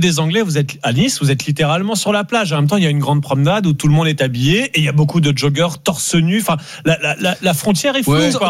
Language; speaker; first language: French; native; French